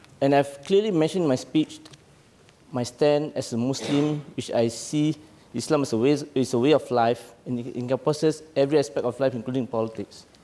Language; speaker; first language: English; non-native, local second language; Malay